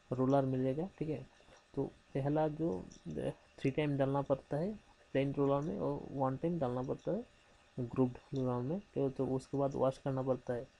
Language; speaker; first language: Hindi; non-native, local second language; Bangla